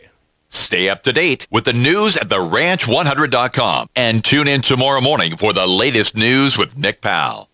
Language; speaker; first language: English; native; English